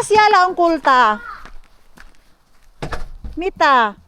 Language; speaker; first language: Finnish; non-native, learner; Filipino